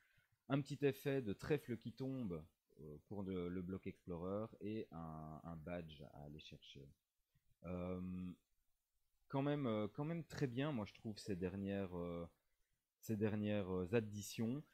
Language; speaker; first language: French; native; French